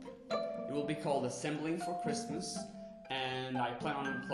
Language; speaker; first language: English; non-native, fluent; Portuguese